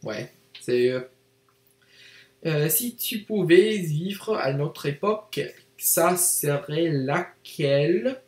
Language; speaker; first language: French; non-native, learner; English